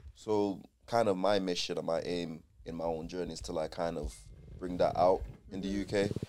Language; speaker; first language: English; native; English